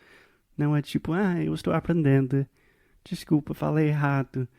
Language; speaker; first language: Portuguese; non-native, fluent; English